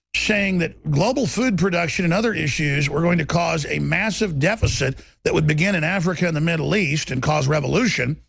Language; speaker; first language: English; native; English